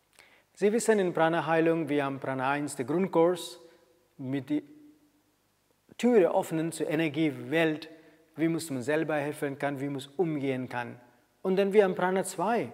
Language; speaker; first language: German; non-native, fluent; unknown